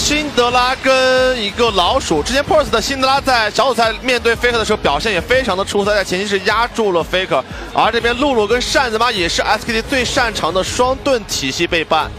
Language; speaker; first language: Chinese; native; Chinese